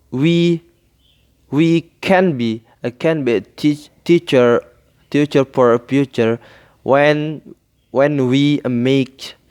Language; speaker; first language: English; non-native, learner; Indonesian